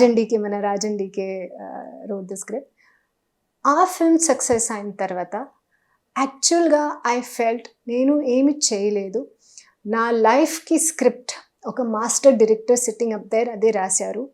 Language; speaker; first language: Telugu; non-native, learner; Hindi